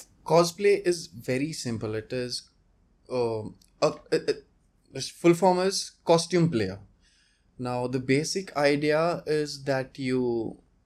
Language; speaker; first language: English; non-native, local second language; Konkani